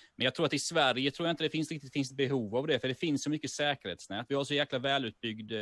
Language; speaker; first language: Swedish; native; Swedish